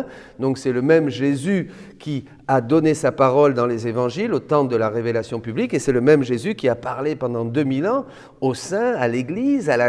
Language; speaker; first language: French; native; French